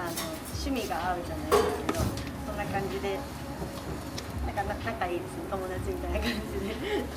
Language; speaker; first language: Japanese; native; Japanese